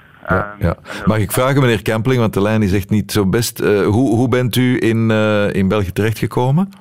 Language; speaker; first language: Dutch; native; Dutch